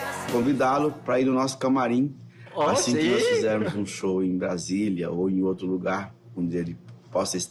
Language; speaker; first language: Portuguese; native; Portuguese